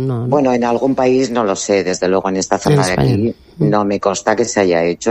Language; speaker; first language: Spanish; native; Spanish